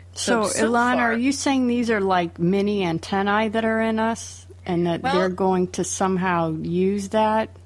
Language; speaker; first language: English; native; English